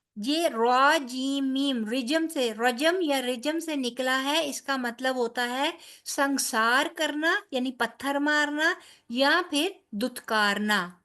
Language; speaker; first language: Urdu; non-native, local second language; Punjabi